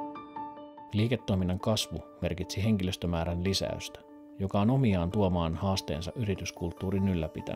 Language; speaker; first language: Finnish; native; Finnish